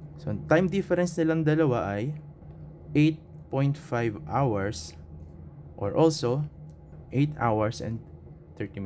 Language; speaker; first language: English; non-native, local second language; Filipino